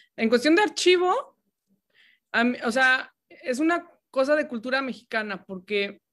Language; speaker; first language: Spanish; native; Spanish